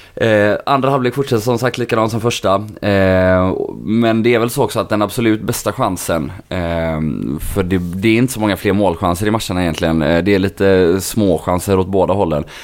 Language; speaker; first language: Swedish; native; Swedish